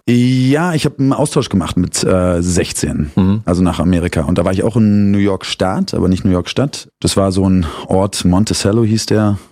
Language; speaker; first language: German; native; German